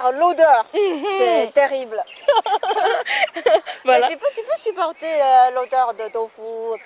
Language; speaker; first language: French; non-native, fluent; Chinese